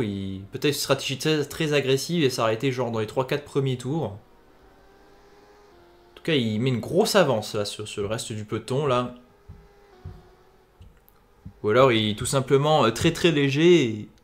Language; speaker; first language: French; native; French